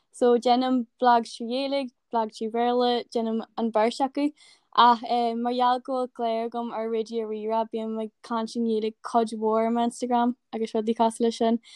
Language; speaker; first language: Irish; native; Irish